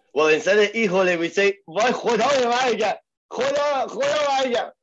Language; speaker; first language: English; early bilingual, other home language; Persian